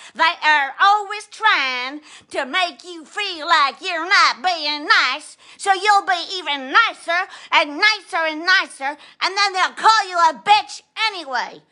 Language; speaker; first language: English; native; English